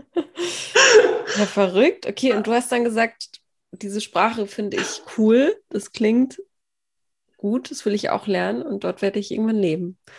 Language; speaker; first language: German; native; German